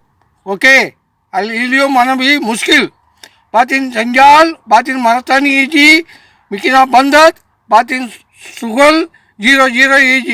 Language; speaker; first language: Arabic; non-native, learner; Tamil